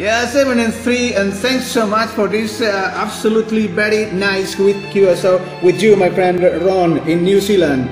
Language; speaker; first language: English; non-native, learner; Spanish